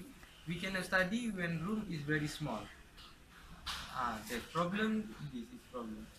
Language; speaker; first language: English; non-native, local second language; Malay